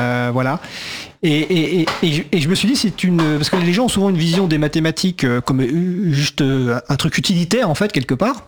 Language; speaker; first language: French; native; French